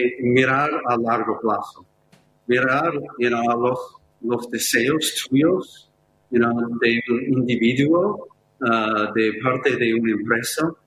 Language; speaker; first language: Spanish; non-native, fluent; English